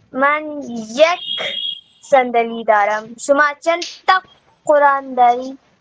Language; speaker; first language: Persian; non-native, learner; Urdu